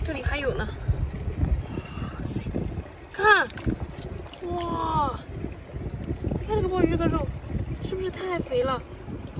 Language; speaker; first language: Chinese; native; Chinese